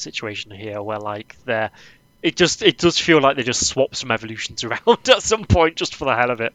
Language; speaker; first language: English; native; English